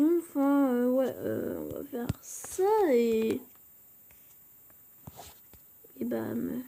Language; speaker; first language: French; native; French